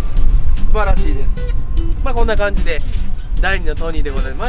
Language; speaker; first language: Japanese; native; Japanese